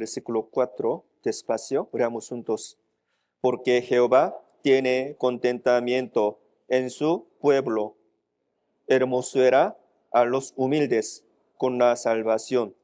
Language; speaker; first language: Spanish; non-native, fluent; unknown